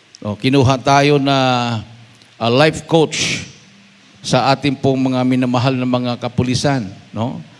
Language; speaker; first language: Filipino; non-native, local second language; Cebuano